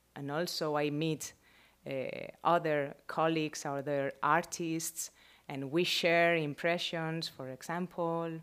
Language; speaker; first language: English; non-native, learner; Spanish